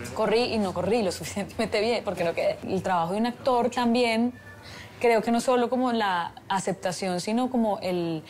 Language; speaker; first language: Spanish; native; Spanish